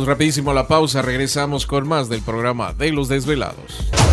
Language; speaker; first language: Spanish; native; Spanish